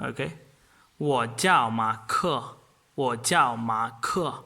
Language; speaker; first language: Chinese; non-native, fluent; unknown